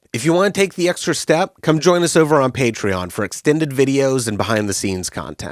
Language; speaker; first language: English; native; English